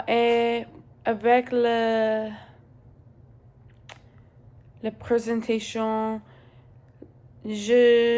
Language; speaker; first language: French; non-native, learner; English